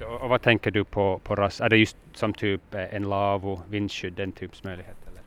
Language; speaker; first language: Swedish; native; Swedish